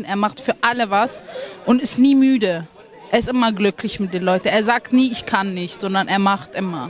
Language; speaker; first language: German; early bilingual, other home language; Oromo